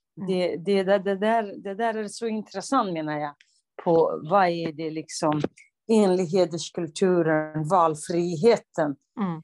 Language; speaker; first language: Swedish; non-native, fluent; Kurdish